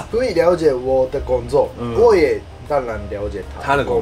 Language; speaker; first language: Chinese; non-native, fluent; Japanese